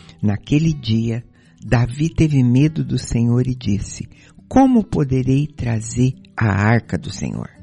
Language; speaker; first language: Portuguese; native; Portuguese